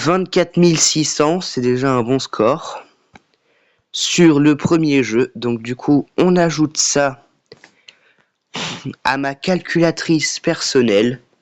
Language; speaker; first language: French; native; French